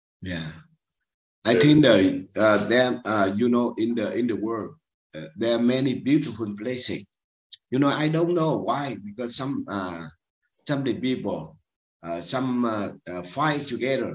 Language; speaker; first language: English; non-native, learner; Vietnamese